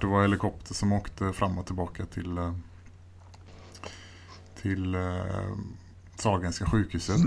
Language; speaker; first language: Swedish; native; Swedish